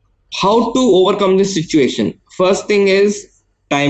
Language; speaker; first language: English; non-native, local second language; Telugu